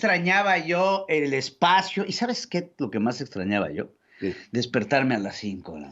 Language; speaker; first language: Spanish; native; Spanish